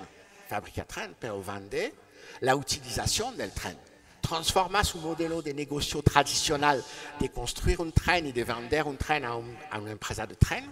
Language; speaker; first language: Spanish; non-native, learner; French